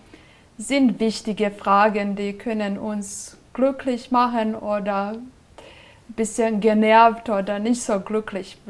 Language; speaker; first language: German; non-native, fluent; Serbian